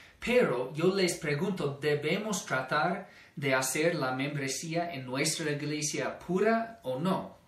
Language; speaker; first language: Spanish; non-native, fluent; English